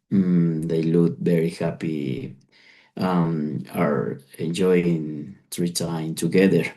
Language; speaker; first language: English; non-native, learner; Spanish